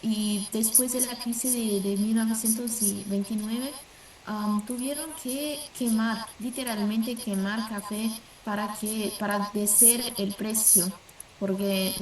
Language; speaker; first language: Spanish; non-native, fluent; Portuguese